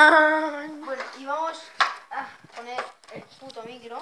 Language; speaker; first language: Spanish; native; Spanish